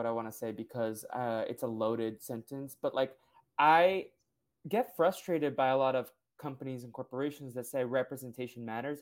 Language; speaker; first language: English; early bilingual, other home language; Portuguese